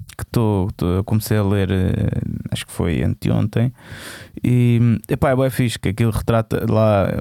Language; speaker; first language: Portuguese; native; Portuguese